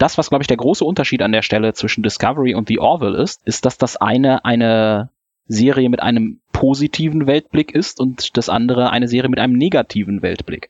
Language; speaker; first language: German; native; German